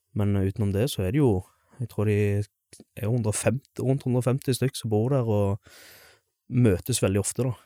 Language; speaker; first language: Norwegian; native; Norwegian